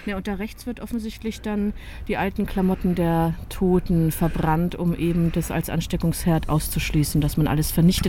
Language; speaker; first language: German; native; German